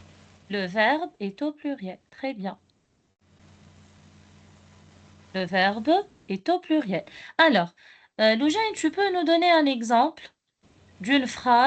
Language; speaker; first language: French; non-native, local second language; Arabic